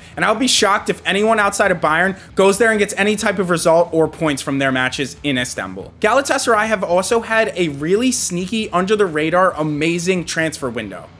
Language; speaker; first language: English; native; English